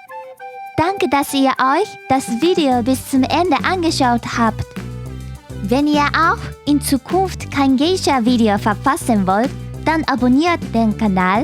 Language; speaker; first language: German; non-native, fluent; Japanese